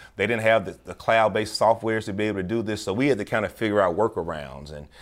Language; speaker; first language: English; native; English